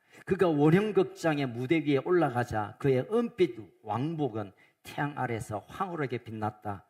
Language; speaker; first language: Korean; native; Korean